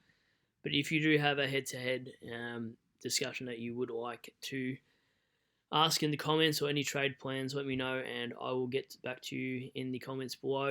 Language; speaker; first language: English; native; English